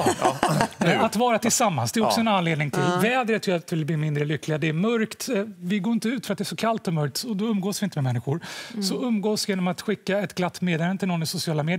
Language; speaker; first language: Swedish; native; Swedish